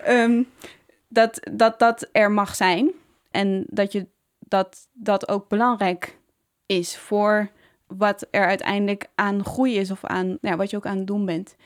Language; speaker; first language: Dutch; native; Dutch